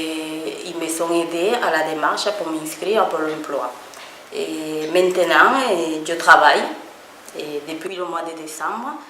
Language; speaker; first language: French; non-native, learner; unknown